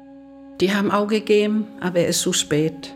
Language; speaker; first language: German; non-native, learner; Vietnamese